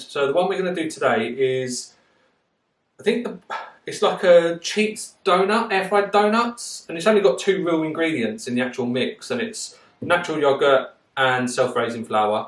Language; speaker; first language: English; native; English